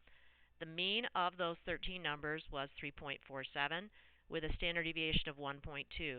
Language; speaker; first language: English; native; English